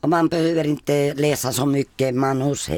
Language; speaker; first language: Swedish; non-native, fluent; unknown